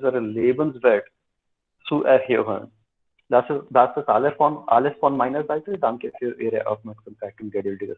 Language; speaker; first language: German; non-native, fluent; Hindi